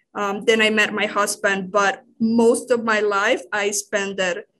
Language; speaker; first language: English; non-native, fluent; Spanish